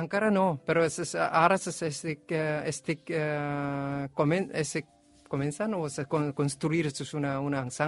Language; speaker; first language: Catalan; non-native, learner; Korean